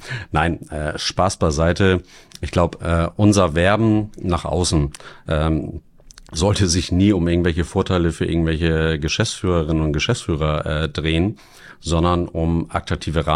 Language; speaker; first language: German; native; German